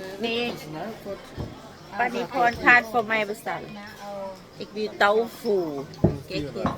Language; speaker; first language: Dutch; non-native, learner; Thai